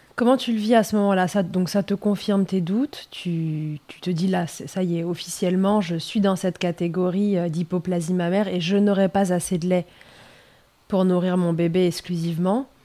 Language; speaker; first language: French; native; French